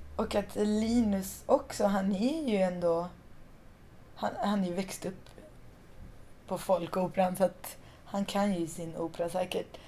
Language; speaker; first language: Swedish; early bilingual, other home language; Persian